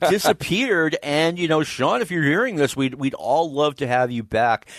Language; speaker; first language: English; native; English